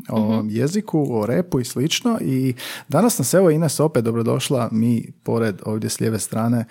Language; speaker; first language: Croatian; native; Croatian